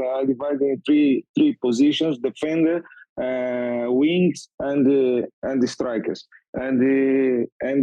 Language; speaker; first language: English; non-native, learner; Portuguese